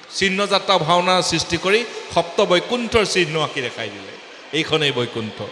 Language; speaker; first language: Assamese; native; Assamese